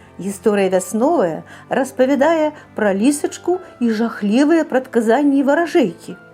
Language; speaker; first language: Belarusian; native; Belarusian